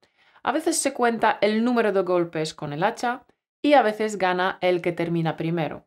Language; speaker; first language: Spanish; native; Spanish